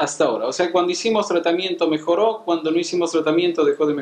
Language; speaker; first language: Spanish; native; Spanish